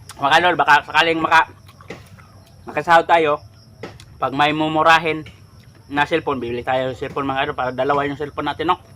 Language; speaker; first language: Filipino; non-native, local second language; Cebuano